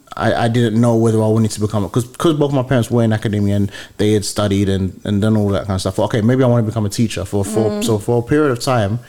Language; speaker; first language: English; early bilingual, other home language; Yoruba